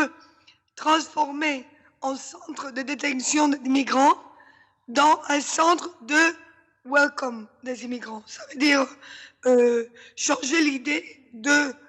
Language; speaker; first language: French; non-native, fluent; Spanish